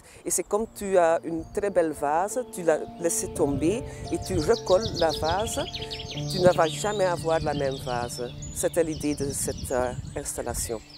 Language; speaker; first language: French; non-native, local second language; Dutch